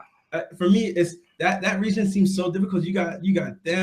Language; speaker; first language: English; native; English